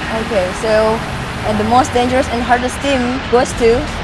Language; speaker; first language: English; non-native, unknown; Indonesian